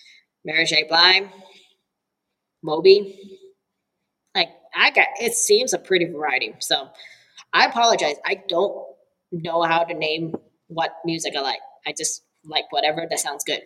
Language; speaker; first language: English; early bilingual, other home language; Cantonese